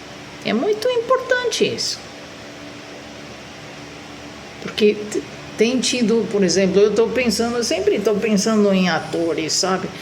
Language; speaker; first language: Portuguese; non-native, fluent; Spanish